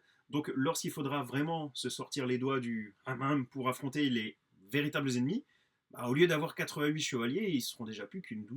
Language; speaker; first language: French; native; French